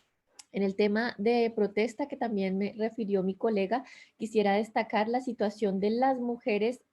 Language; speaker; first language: Spanish; native; Spanish